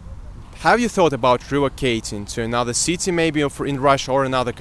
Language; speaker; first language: English; non-native, fluent; Russian